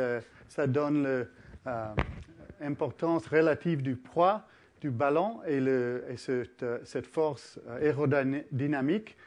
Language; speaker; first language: French; early bilingual, heritage; English